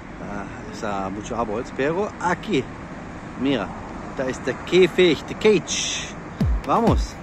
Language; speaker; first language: Spanish; non-native, learner; German